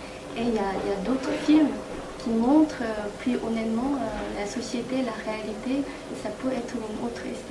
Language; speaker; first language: French; non-native, fluent; Korean